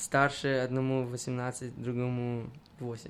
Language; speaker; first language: Russian; early bilingual, heritage; Russian